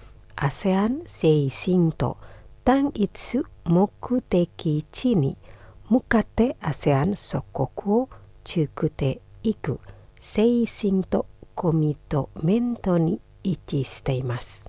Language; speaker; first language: Japanese; non-native, fluent; Indonesian